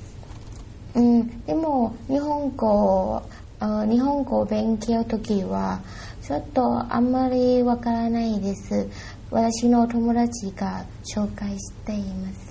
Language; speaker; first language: Japanese; non-native, learner; Thai